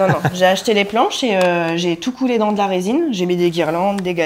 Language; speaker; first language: French; native; French